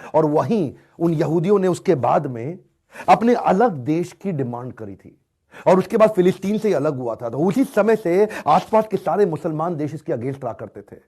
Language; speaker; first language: Hindi; native; Hindi